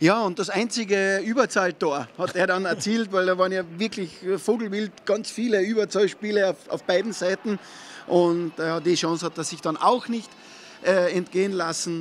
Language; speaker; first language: German; native; German